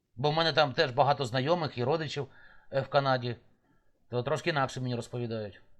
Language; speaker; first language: Ukrainian; native; Ukrainian